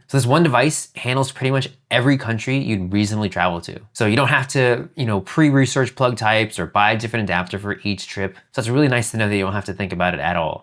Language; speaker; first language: English; native; English